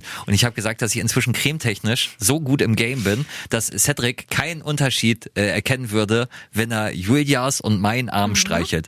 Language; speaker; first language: German; native; German